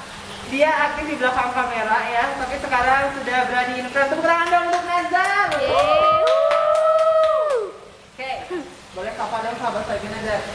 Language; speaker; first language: Indonesian; native; Indonesian